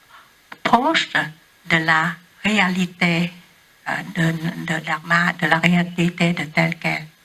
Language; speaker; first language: French; non-native, learner; Vietnamese